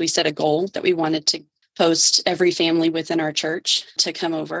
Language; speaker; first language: English; native; English